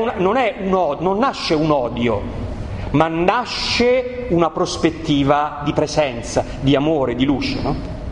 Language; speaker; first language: Italian; native; Italian